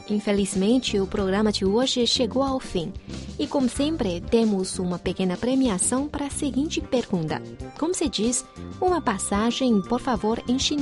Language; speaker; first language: Portuguese; non-native, fluent; Chinese